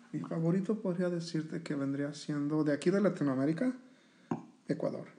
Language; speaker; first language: Spanish; early bilingual, heritage; Spanish